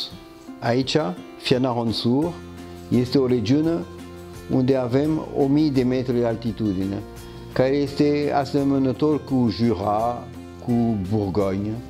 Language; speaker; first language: Romanian; early bilingual, heritage; French